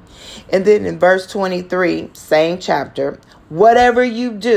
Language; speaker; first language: English; native; English